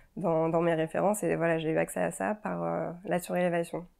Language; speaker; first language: French; native; French